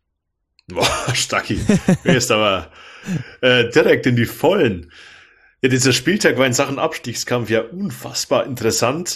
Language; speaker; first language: German; native; German